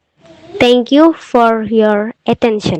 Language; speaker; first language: English; non-native, learner; Indonesian